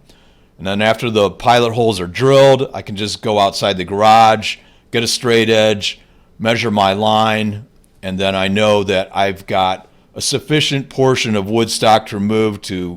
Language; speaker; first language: English; native; English